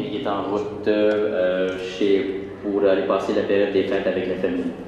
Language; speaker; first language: French; native; French